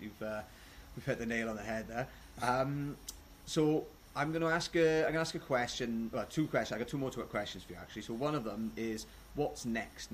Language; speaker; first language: English; native; English